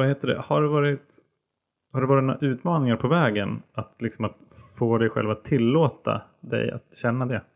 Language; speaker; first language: Swedish; native; Swedish